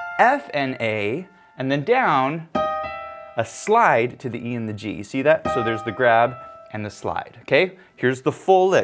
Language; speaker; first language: English; native; English